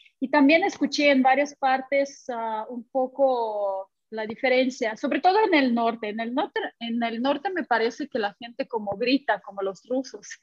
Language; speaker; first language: Spanish; non-native, fluent; Russian